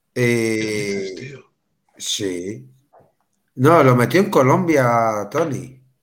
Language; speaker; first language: Spanish; native; Spanish